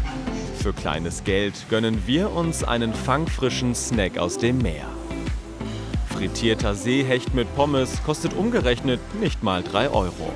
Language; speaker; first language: German; native; German